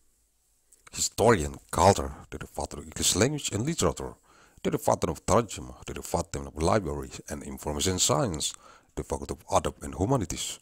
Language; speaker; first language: English; non-native, learner; Indonesian